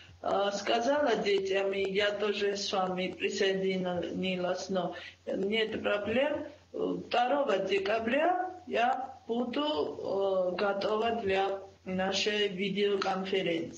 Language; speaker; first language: Russian; non-native, fluent; Georgian